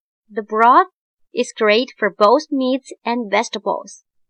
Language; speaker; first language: English; non-native, fluent; Chinese